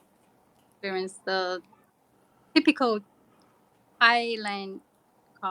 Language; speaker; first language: English; non-native, learner; Chinese